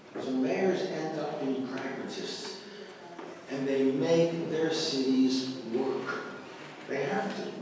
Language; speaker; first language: English; native; English